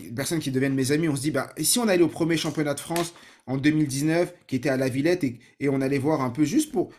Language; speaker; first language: French; native; French